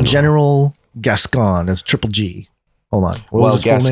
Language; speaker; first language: English; native; English